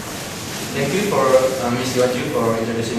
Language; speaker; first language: English; non-native, local second language; Indonesian